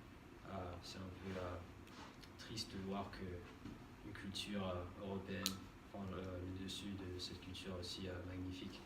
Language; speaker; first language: French; non-native, fluent; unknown